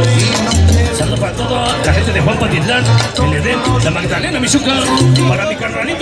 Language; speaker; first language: Spanish; native; Spanish